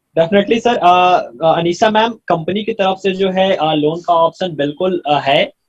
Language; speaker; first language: Hindi; native; Hindi